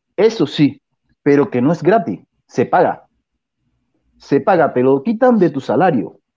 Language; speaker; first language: Spanish; native; Spanish